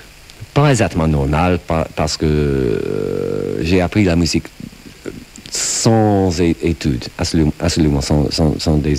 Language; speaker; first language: French; non-native, fluent; English